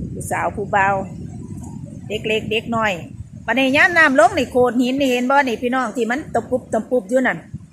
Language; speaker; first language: Thai; native; Thai